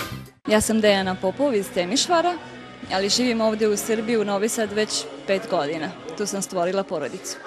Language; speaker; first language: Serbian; non-native, fluent; Romanian